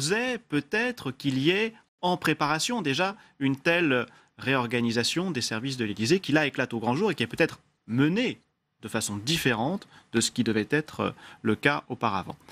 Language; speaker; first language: French; native; French